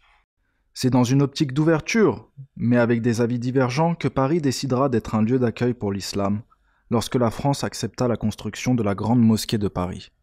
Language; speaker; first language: French; native; French